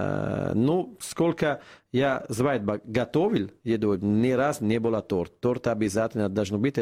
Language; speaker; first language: Russian; non-native, fluent; Italian